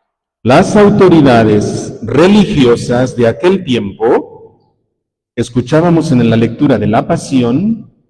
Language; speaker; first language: Spanish; native; Spanish